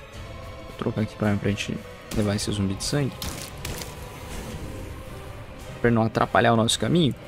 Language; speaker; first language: Portuguese; native; Portuguese